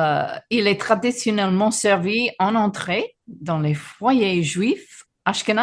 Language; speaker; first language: French; non-native, fluent; English